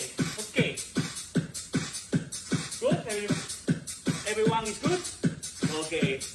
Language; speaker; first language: English; non-native, learner; Spanish